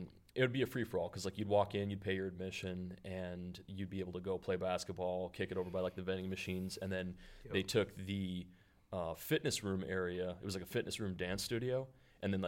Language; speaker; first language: English; native; English